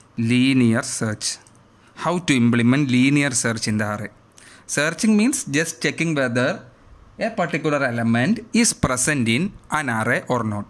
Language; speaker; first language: English; non-native, local second language; Malayalam